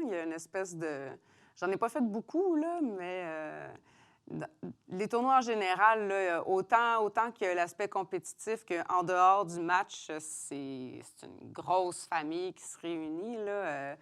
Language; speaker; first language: French; native; French